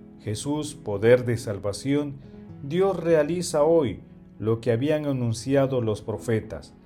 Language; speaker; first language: Spanish; native; Spanish